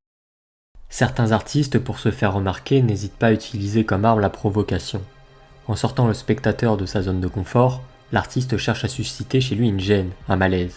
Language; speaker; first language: French; native; French